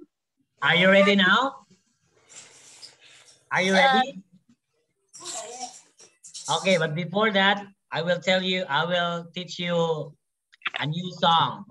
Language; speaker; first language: English; non-native, fluent; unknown